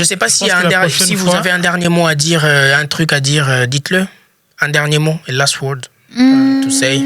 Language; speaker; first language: French; native; French